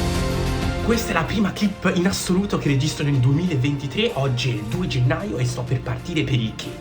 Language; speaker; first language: Italian; native; Italian